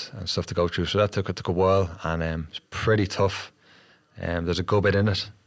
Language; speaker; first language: English; native; English